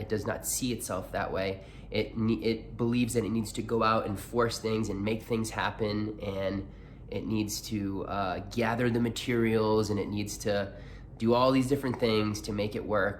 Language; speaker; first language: English; native; English